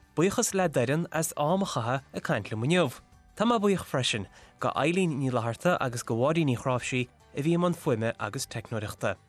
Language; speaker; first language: Irish; native; Irish